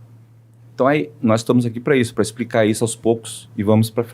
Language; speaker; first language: Portuguese; native; Portuguese